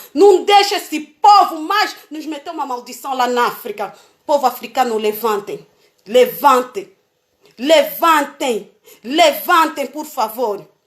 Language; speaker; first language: Portuguese; native; Portuguese